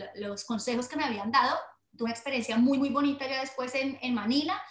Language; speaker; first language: Spanish; native; Spanish